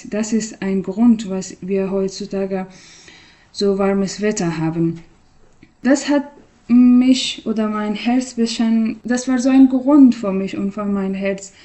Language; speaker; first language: German; non-native, fluent; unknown